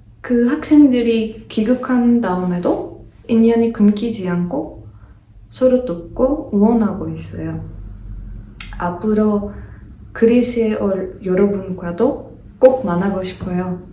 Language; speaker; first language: Korean; non-native, fluent; Greek